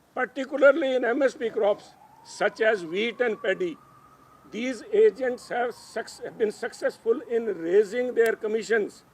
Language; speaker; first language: English; non-native, local second language; Punjabi